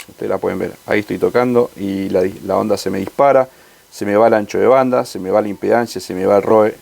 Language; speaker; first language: Spanish; native; Spanish